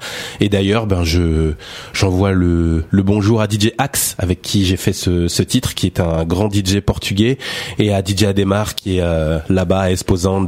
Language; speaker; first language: French; native; French